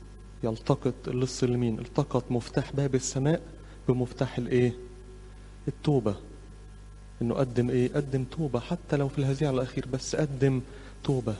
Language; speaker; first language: Arabic; native; Arabic